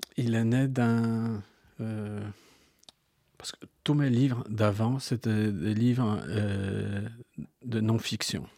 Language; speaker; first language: French; non-native, fluent; Polish